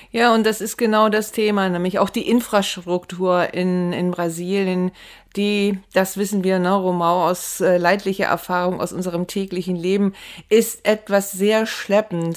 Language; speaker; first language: German; native; German